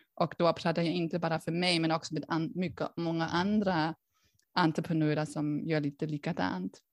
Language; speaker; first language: Swedish; non-native, fluent; German